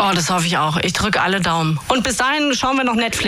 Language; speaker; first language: German; native; German